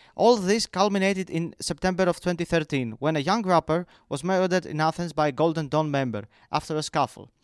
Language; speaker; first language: English; non-native, fluent; Greek